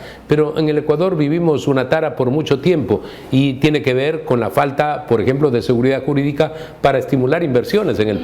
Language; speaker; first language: Spanish; native; Spanish